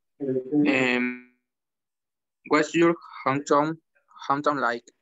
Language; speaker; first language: English; non-native, learner; Spanish